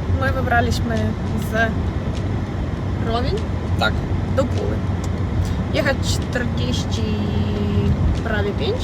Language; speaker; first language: Polish; non-native, learner; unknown